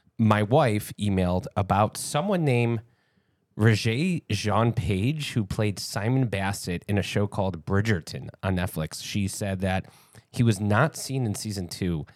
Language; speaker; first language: English; native; English